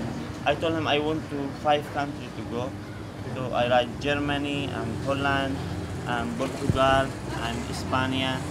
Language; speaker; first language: English; non-native, learner; Arabic